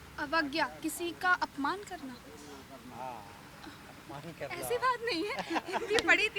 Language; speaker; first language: Hindi; native; Hindi